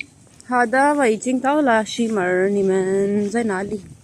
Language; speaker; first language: Chinese; non-native, fluent; Urdu